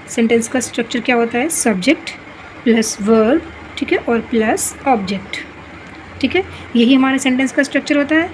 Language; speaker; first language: Hindi; native; Hindi